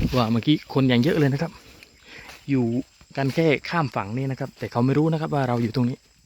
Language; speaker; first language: Thai; non-native, local second language; Northern Khmer